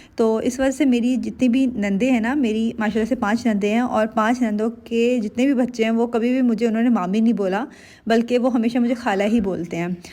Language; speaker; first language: Urdu; native; Urdu